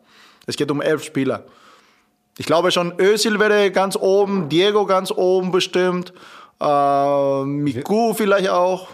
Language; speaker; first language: German; non-native, fluent; Spanish